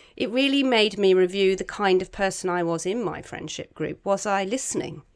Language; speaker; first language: English; native; English